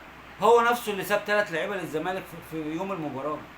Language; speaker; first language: Arabic; native; Arabic